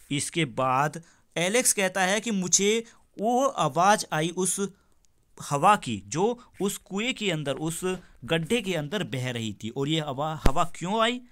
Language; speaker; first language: Hindi; native; Hindi